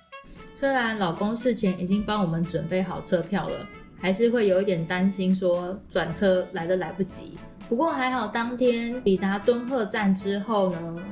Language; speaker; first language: Chinese; native; Chinese